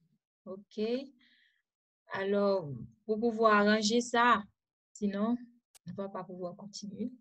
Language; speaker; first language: French; non-native, local second language; Haitian Creole